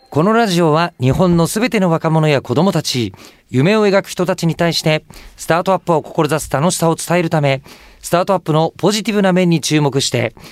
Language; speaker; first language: Japanese; native; Japanese